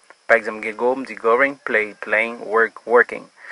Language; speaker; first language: English; non-native, fluent; Haitian Creole